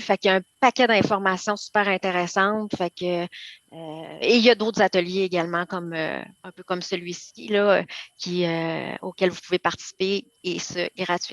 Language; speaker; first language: French; native; French